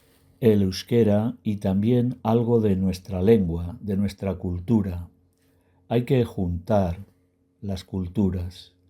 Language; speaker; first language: Spanish; non-native, learner; Berber languages